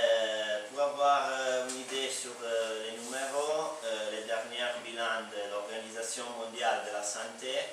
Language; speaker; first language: French; non-native, learner; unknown